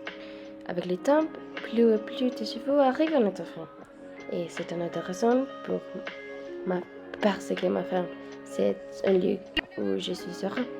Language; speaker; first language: French; non-native, learner; Spanish